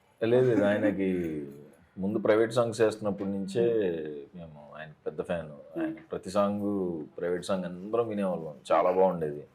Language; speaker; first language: Telugu; native; Telugu